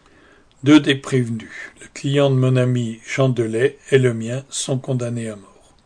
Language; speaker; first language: French; native; French